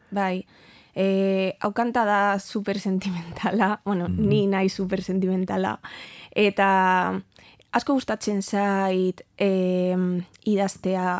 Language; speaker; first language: Basque; non-native, learner; Spanish